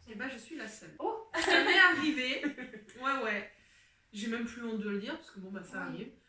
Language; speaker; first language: French; native; French